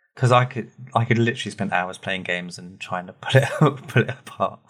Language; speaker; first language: English; native; English